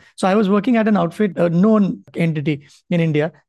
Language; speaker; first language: English; non-native, local second language; Marathi